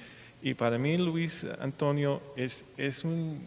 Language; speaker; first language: Spanish; non-native, fluent; English